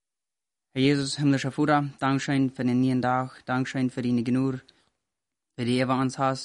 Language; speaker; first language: German; non-native, learner; Plautdietsch